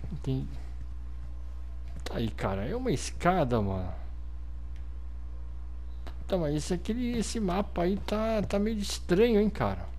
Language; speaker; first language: Portuguese; native; Portuguese